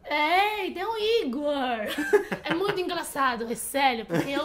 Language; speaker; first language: Portuguese; non-native, fluent; Chinese